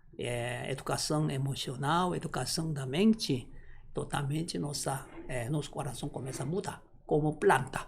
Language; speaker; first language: Portuguese; non-native, learner; Korean